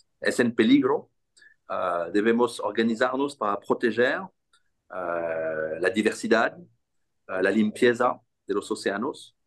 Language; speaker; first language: Spanish; non-native, fluent; French